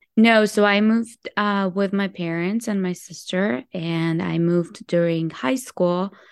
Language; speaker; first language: English; early bilingual, other home language; Hebrew